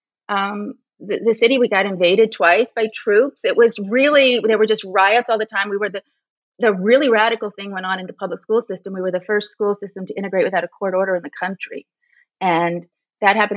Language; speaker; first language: English; native; English